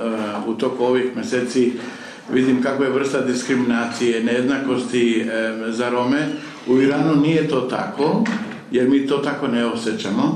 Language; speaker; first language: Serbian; non-native, fluent; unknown